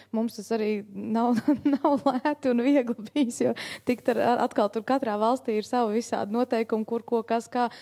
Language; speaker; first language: Latvian; native; Latvian